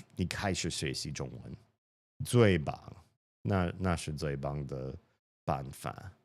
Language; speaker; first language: Chinese; non-native, learner; English